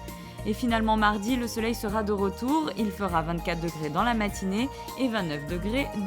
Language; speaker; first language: French; native; French